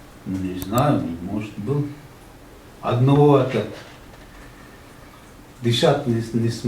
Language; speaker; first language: Russian; non-native, learner; Uzbek